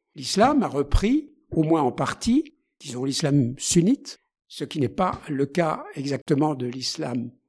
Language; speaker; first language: French; native; French